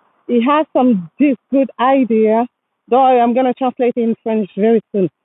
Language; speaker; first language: English; non-native, fluent; French